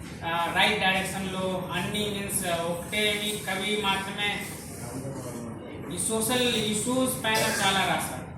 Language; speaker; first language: Telugu; non-native, learner; Hindi